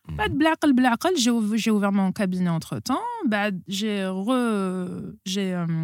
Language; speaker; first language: French; non-native, local second language; Arabic